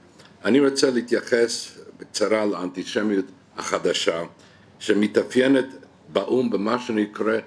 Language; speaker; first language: Hebrew; non-native, fluent; English